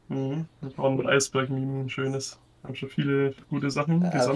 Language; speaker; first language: German; native; German